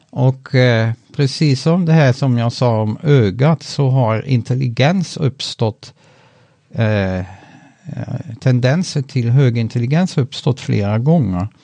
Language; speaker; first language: Swedish; non-native, fluent; Dutch